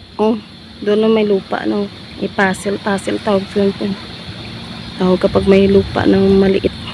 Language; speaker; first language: Filipino; non-native, local second language; Cebuano